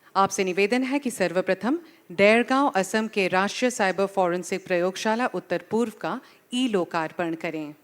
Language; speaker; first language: Hindi; non-native, local second language; Assamese